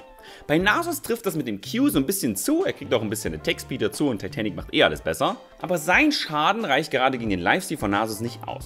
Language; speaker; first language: German; native; German